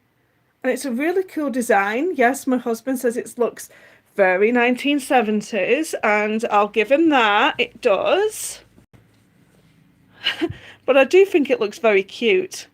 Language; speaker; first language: English; native; English